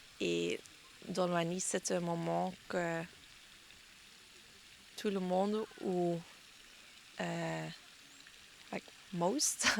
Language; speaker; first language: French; non-native, learner; English